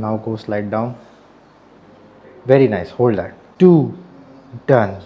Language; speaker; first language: English; non-native, local second language; Hindi